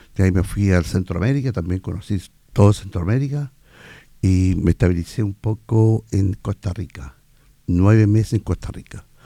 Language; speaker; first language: Spanish; native; Spanish